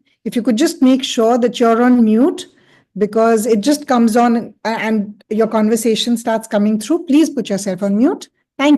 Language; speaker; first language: English; non-native, local second language; Hindi